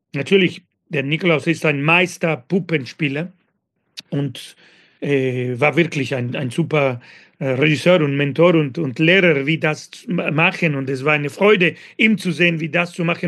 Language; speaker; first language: German; non-native, fluent; Spanish